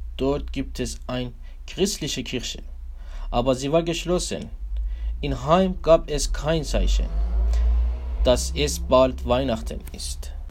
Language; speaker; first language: German; non-native, learner; Persian